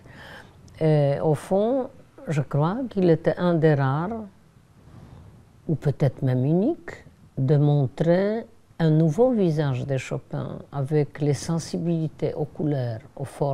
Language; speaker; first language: French; non-native, fluent; Polish